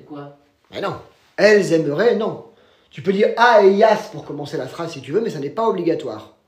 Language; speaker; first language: French; native; French